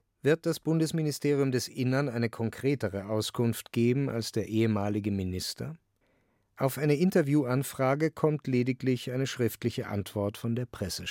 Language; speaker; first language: German; native; German